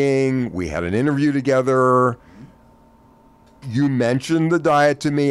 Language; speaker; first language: English; native; English